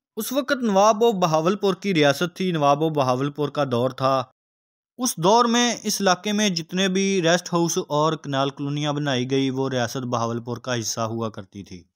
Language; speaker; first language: Urdu; non-native, local second language; Punjabi